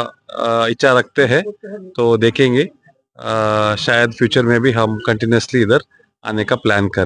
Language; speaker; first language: Hindi; non-native, local second language; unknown